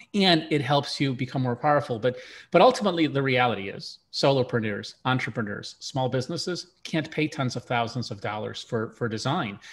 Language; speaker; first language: English; early bilingual, other home language; Russian